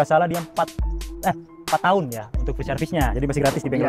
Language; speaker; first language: Indonesian; native; Indonesian